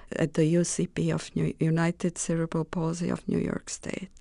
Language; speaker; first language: English; non-native, fluent; Romanian